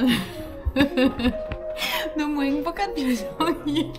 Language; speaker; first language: Korean; non-native, fluent; French